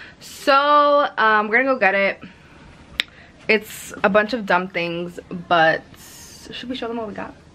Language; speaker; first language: English; early bilingual, other home language; Spanish